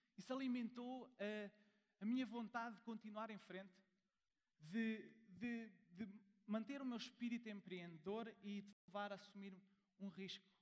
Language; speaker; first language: Portuguese; early bilingual, heritage; German